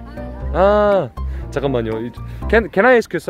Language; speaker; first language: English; non-native, learner; Korean